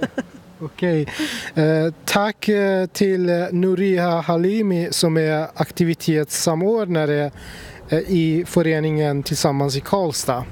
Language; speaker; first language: Swedish; non-native, fluent; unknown